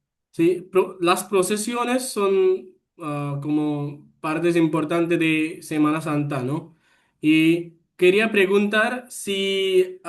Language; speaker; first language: Spanish; non-native, learner; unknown